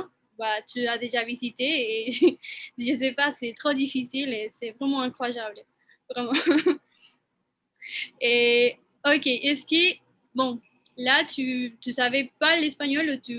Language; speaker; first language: French; non-native, fluent; Spanish